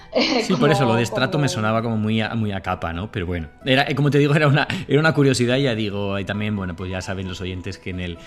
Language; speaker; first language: Spanish; native; Spanish